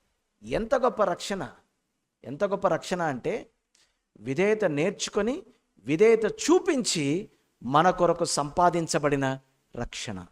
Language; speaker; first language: Telugu; native; Telugu